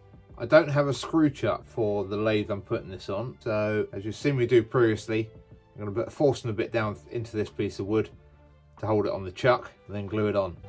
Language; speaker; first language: English; native; English